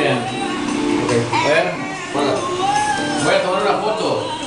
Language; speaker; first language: Spanish; native; Spanish